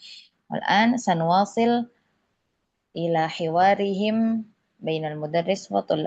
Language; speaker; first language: Arabic; non-native, fluent; Indonesian